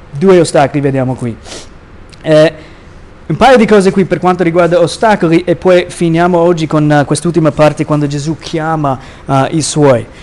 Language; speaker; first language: Italian; non-native, fluent; English